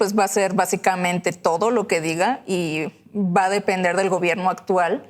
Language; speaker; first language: Spanish; native; Spanish